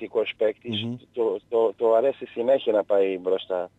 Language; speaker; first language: Greek; non-native, learner; Portuguese